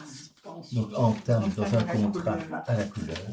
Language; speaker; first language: French; native; French